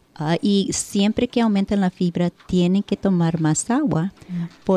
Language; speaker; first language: Spanish; early bilingual, heritage; Spanish